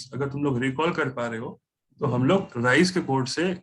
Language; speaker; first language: Hindi; non-native, local second language; Bangla